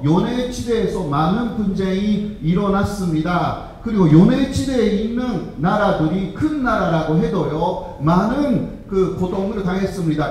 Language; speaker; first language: Korean; non-native, fluent; Japanese